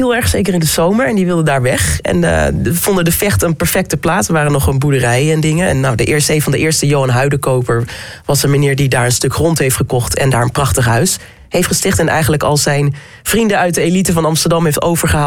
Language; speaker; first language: Dutch; native; Dutch